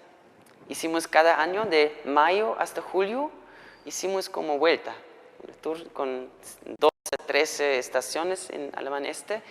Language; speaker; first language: Spanish; non-native, fluent; German